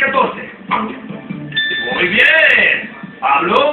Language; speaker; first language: Spanish; native; Spanish